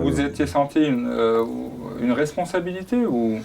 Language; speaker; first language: French; native; French